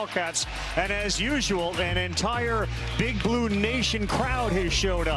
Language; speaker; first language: English; native; English